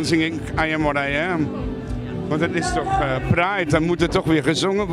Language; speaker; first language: Dutch; native; Dutch